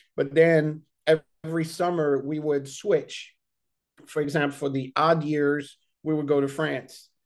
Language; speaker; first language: English; early bilingual, other home language; French